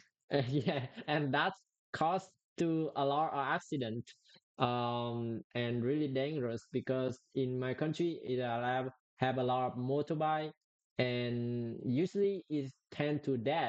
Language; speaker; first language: English; non-native, learner; Vietnamese